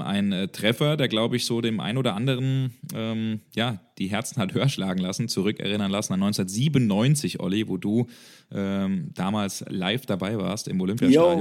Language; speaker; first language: German; native; German